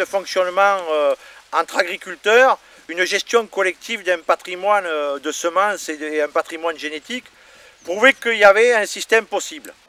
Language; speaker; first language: French; native; French